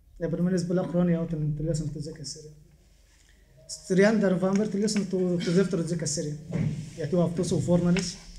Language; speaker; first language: Greek; non-native, learner; Arabic